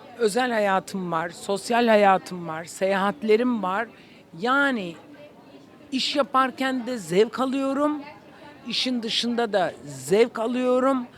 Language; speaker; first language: Turkish; native; Turkish